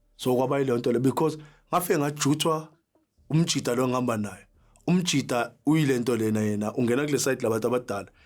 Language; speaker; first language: Zulu; native; Zulu